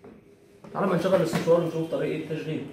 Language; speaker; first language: Arabic; native; Arabic